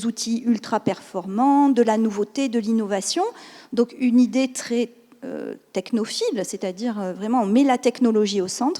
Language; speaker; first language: French; native; French